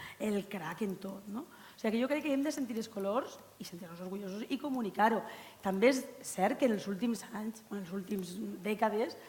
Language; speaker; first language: Catalan; native; Catalan